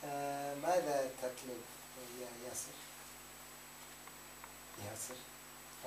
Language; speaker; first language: Arabic; non-native, learner; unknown